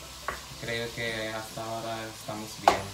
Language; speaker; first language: Spanish; non-native, fluent; Filipino